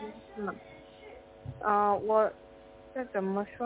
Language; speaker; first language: Chinese; non-native, learner; Korean